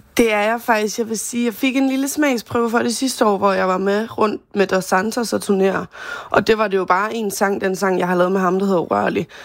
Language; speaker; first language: Danish; native; Danish